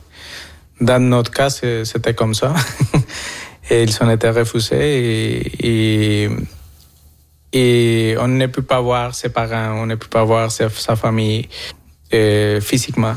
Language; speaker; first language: French; non-native, fluent; Spanish